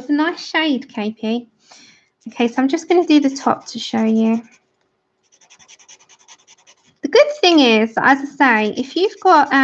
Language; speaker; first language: English; native; English